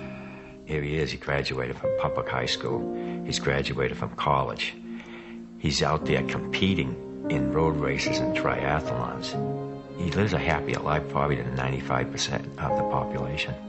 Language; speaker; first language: English; native; English